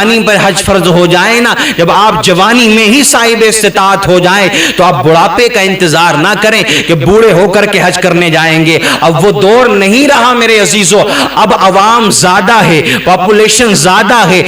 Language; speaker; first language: Urdu; native; Urdu